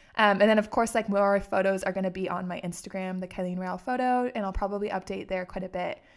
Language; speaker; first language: English; native; English